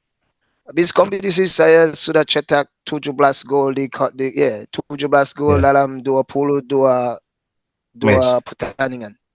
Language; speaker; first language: Indonesian; non-native, fluent; English